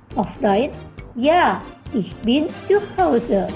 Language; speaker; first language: German; non-native, fluent; Indonesian